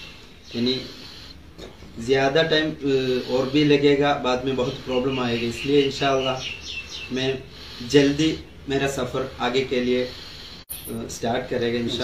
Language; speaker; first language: Hindi; non-native, local second language; Malayalam